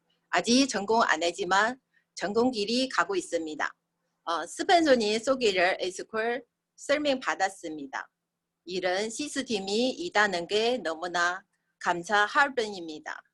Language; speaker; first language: Korean; non-native, learner; Chinese